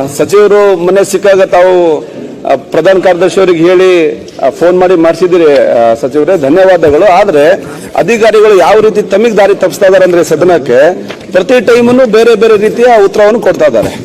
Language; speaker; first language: Kannada; non-native, local second language; Lambadi